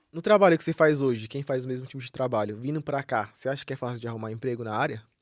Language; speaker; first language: Portuguese; native; Portuguese